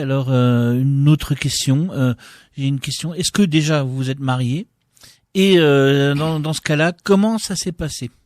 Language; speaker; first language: French; native; French